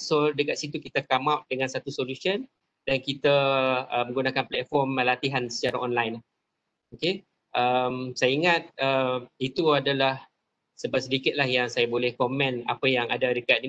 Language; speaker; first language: Malay; native; Malay